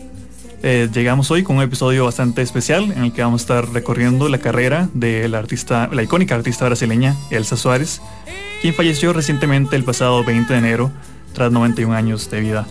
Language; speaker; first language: Spanish; native; Spanish